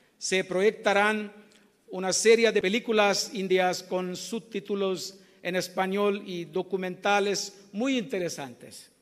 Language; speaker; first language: Spanish; non-native, learner; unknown